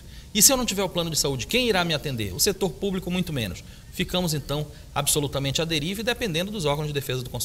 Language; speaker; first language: Portuguese; native; Portuguese